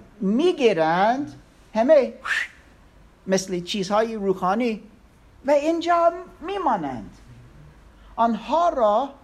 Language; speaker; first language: Persian; non-native, learner; English